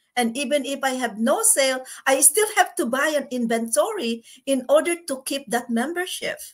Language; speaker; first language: English; non-native, local second language; Filipino